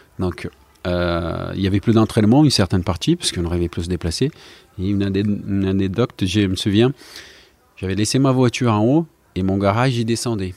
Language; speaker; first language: French; non-native, fluent; Portuguese